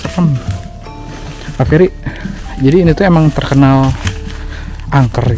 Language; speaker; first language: Indonesian; non-native, local second language; Sundanese